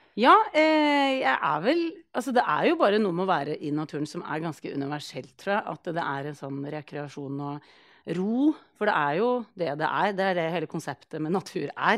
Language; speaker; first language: Norwegian; early bilingual, other home language; Icelandic